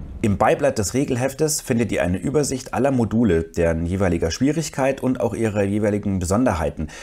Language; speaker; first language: German; native; German